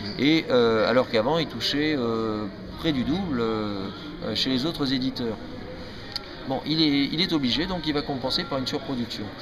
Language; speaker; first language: French; native; French